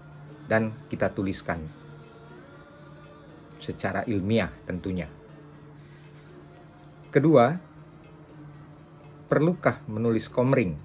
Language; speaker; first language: Indonesian; non-native, local second language; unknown